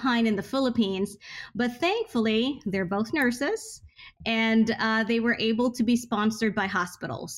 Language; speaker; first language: English; non-native, local second language; Hiligaynon